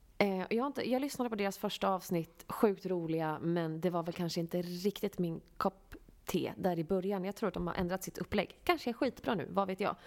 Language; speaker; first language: Swedish; native; Swedish